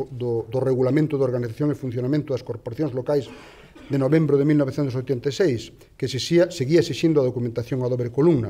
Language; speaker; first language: Galician; native; Galician